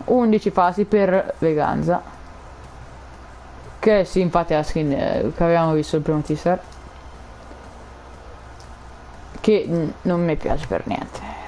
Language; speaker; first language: Italian; native; Italian